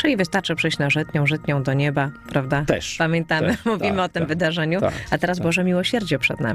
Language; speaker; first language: Polish; native; Polish